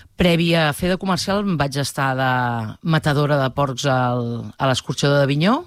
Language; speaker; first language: Catalan; native; Catalan